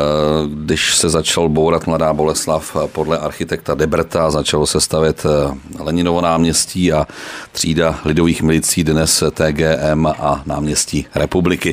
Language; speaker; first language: Czech; native; Czech